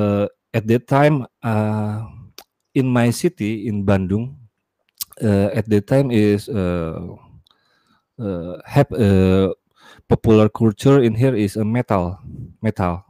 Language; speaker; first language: English; non-native, learner; Indonesian